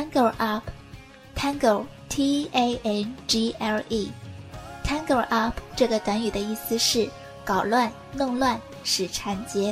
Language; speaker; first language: Chinese; native; Chinese